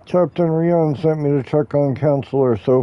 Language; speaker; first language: English; native; English